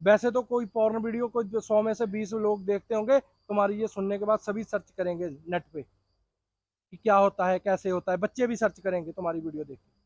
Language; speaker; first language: Hindi; non-native, local second language; Punjabi